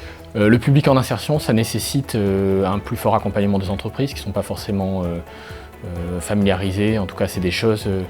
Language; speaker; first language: French; native; French